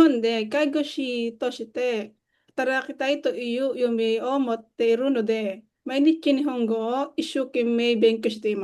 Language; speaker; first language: Japanese; non-native, learner; Filipino